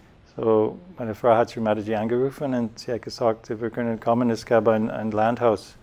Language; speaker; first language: German; non-native, fluent; English